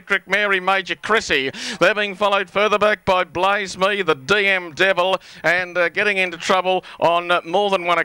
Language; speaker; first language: English; native; English